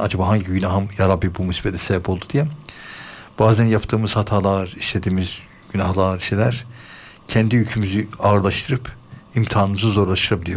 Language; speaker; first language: Turkish; native; Turkish